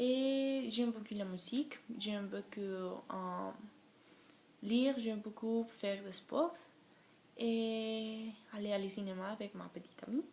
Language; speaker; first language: French; non-native, learner; Spanish